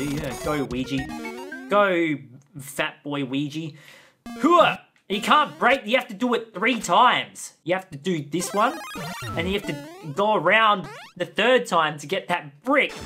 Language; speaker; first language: English; native; English